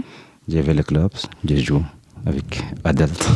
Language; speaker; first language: French; non-native, learner; Arabic